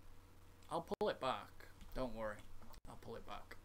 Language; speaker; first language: English; native; English